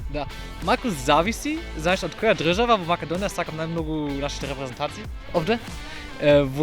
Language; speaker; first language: Macedonian; non-native, learner; German